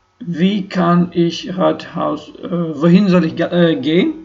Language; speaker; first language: German; non-native, learner; Ukrainian